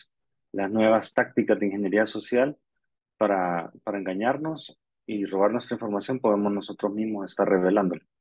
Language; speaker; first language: Spanish; native; Spanish